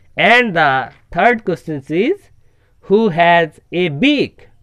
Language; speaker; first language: English; non-native, local second language; Bangla